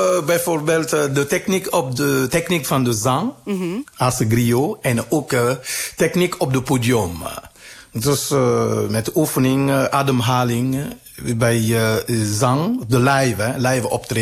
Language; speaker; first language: Dutch; non-native, learner; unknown